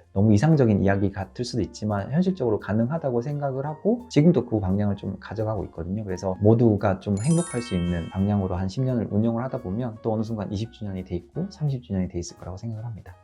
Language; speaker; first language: Korean; native; Korean